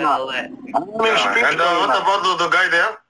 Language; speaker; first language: English; non-native, learner; Serbian